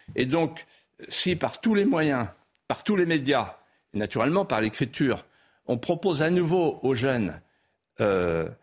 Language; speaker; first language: French; non-native, local second language; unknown